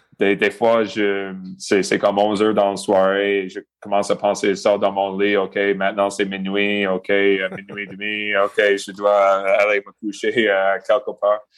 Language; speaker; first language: French; non-native, local second language; English